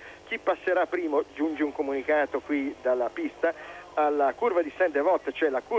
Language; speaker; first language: Italian; native; Italian